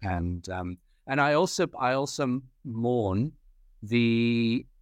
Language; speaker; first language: English; native; English